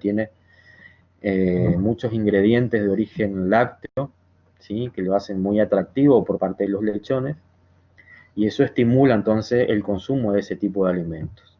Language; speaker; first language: Spanish; native; Spanish